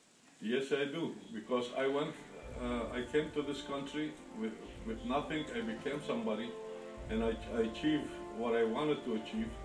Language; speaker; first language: English; non-native, fluent; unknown